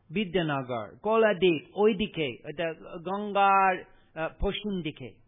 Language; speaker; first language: Bangla; non-native, fluent; English